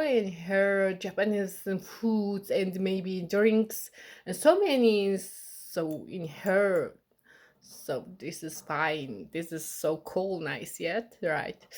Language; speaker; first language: English; non-native, learner; Mongolian